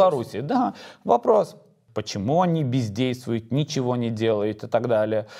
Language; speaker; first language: Russian; non-native, fluent; Lithuanian